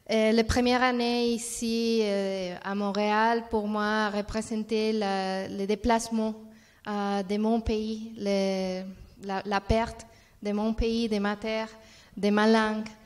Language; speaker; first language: French; non-native, learner; Spanish